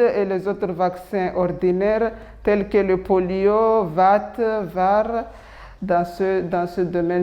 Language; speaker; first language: French; non-native, local second language; Comorian